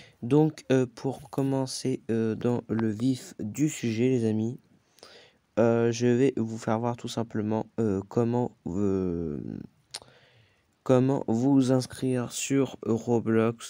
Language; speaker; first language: French; native; French